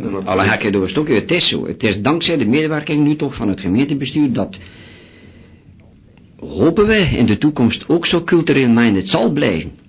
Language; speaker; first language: Dutch; native; Dutch